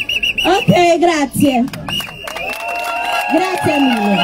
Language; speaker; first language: Italian; non-native, learner; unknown